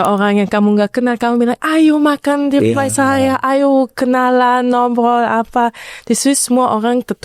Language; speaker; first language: Indonesian; early bilingual, heritage; Indonesian